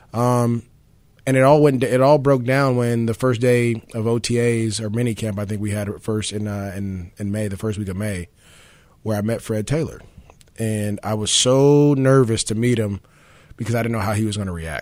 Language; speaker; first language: English; native; English